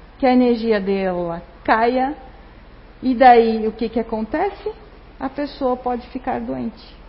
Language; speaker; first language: Portuguese; non-native, fluent; Spanish